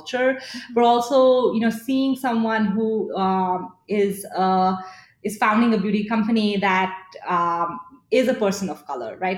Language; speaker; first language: English; non-native, local second language; Hindi